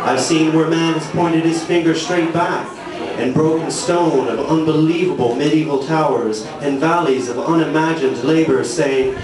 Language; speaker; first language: English; native; English